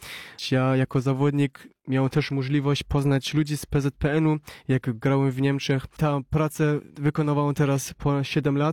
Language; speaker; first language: Polish; early bilingual, heritage; Polish